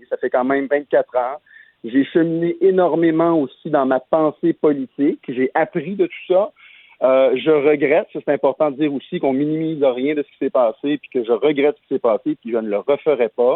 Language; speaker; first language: French; native; French